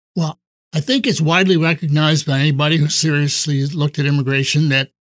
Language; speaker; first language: English; native; English